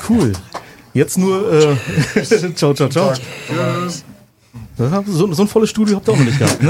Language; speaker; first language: German; native; German